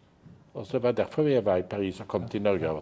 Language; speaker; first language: Norwegian; early bilingual, heritage; Norwegian